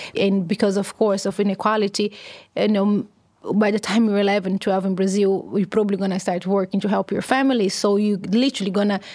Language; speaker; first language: English; non-native, fluent; Portuguese